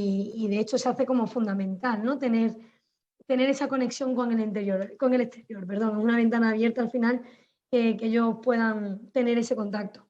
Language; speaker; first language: Spanish; native; Spanish